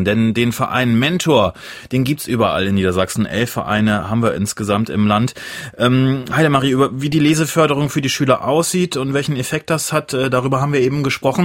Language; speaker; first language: German; native; German